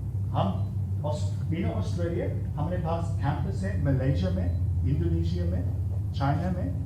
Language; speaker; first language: Hindi; non-native, fluent; English